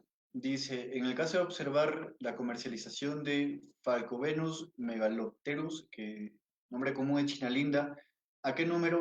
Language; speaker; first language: Spanish; native; Spanish